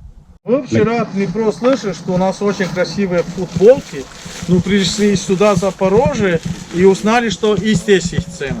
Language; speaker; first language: Russian; non-native, learner; Estonian